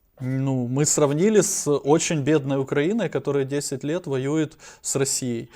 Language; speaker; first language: Russian; non-native, local second language; Ukrainian